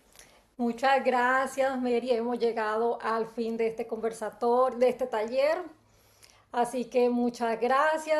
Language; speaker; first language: Spanish; native; Spanish